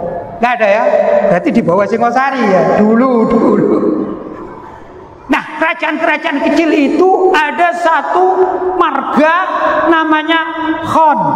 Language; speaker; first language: Indonesian; native; Indonesian